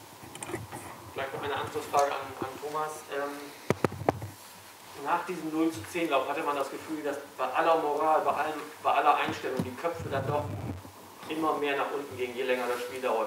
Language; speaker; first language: German; native; German